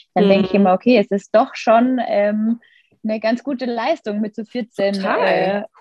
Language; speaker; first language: German; native; German